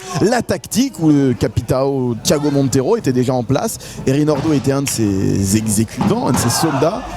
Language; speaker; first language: French; native; French